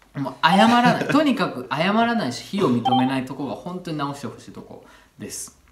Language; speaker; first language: Japanese; native; Japanese